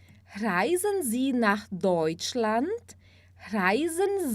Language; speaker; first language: German; non-native, fluent; Portuguese